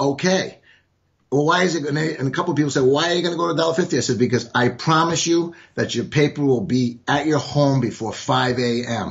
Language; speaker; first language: English; native; English